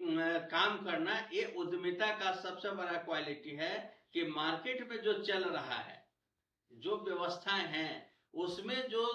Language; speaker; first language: Hindi; native; Hindi